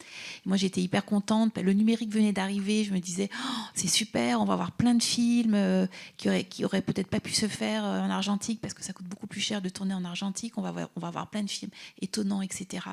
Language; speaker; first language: French; native; French